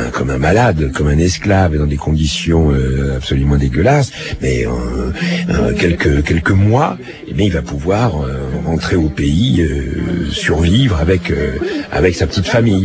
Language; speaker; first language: French; native; French